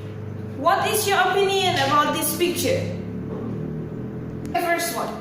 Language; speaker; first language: English; non-native, local second language; Indonesian